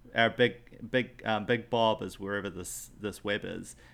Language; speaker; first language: English; native; English